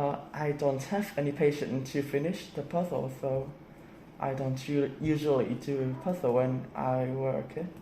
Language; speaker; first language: English; non-native, learner; Vietnamese